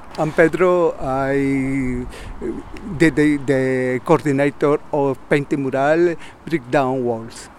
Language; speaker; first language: English; non-native, learner; Spanish